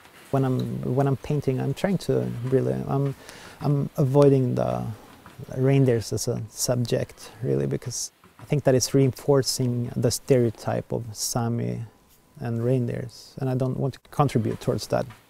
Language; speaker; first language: English; non-native, fluent; Swedish